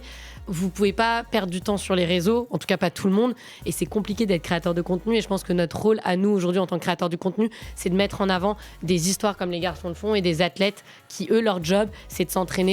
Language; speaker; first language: French; native; French